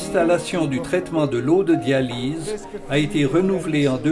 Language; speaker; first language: French; native; French